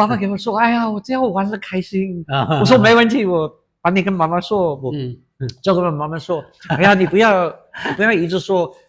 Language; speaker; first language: Chinese; non-native, fluent; English